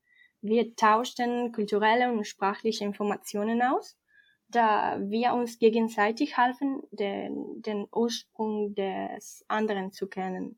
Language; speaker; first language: German; non-native, fluent; Spanish